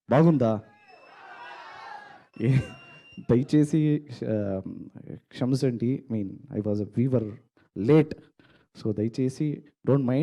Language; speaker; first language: Telugu; non-native, learner; Kannada